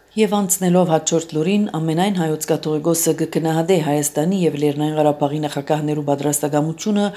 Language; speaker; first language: Armenian; native; Armenian